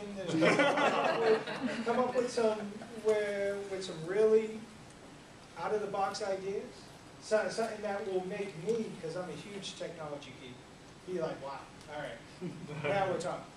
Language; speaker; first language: English; native; English